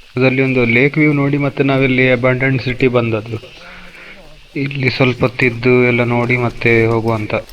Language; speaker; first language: Kannada; non-native, local second language; Tulu